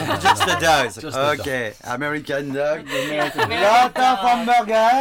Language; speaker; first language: English; non-native, learner; French